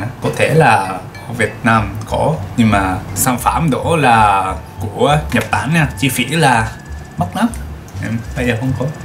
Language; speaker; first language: Vietnamese; non-native, learner; Japanese